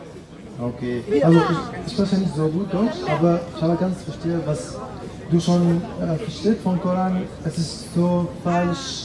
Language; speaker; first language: German; non-native, learner; Arabic